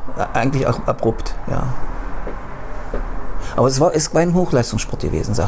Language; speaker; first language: German; non-native, fluent; Russian